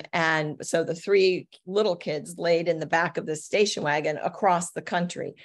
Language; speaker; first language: English; native; English